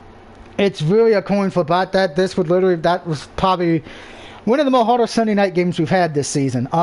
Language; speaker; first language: English; native; English